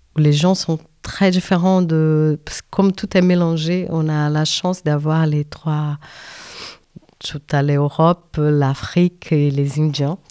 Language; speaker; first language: French; non-native, fluent; Portuguese